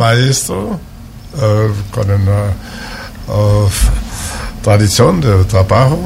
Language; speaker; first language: Portuguese; non-native, learner; German